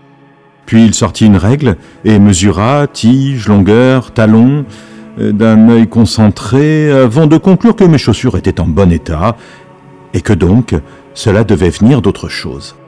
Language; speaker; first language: French; native; French